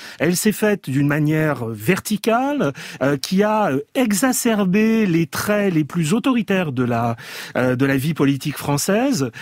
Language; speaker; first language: French; native; French